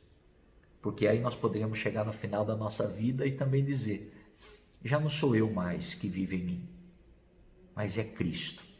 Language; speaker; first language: Portuguese; native; Portuguese